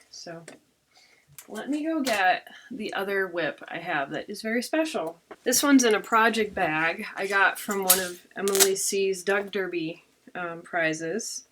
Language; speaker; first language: English; native; English